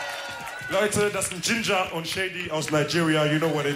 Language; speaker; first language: German; early bilingual, other home language; Wolof